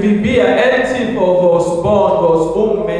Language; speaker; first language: Danish; non-native, fluent; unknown